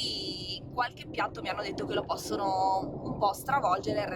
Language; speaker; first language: Italian; native; Italian